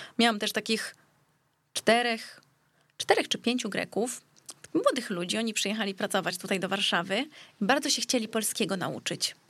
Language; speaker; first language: Polish; early bilingual, heritage; Greek